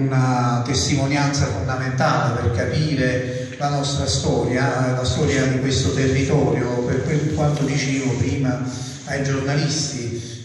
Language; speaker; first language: Italian; native; Italian